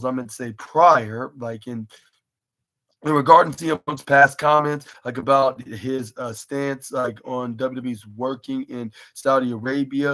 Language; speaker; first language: English; native; English